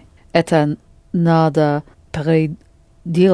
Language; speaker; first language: Russian; non-native, learner; English